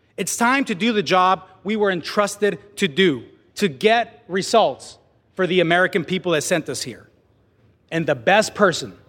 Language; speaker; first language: English; non-native, fluent; Spanish